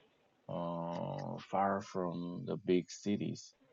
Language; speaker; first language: English; non-native, learner; Korean